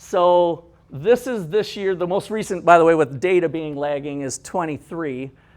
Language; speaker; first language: English; native; English